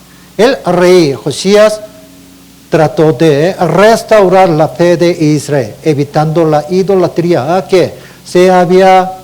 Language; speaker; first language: Spanish; non-native, learner; Korean